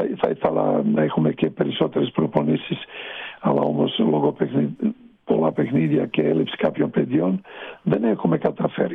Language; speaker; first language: Greek; non-native, fluent; Serbian